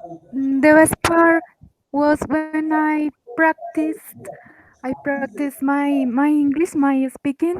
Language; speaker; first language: English; non-native, learner; Spanish